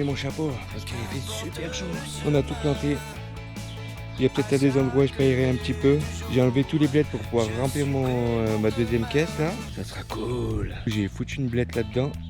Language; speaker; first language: French; native; French